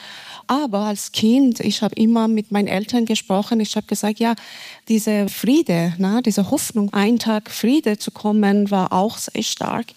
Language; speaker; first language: German; non-native, fluent; Persian